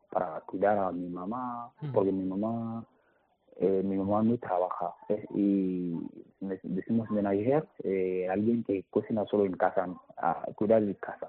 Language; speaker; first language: Spanish; non-native, learner; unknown